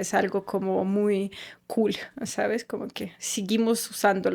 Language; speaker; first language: Spanish; non-native, fluent; Russian